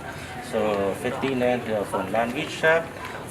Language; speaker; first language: German; non-native, learner; Vietnamese